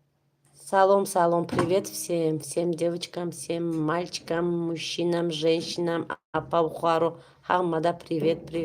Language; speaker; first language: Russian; non-native, local second language; Tajik